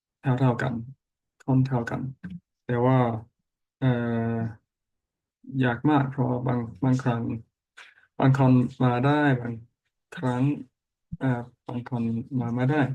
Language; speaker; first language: Thai; non-native, learner; English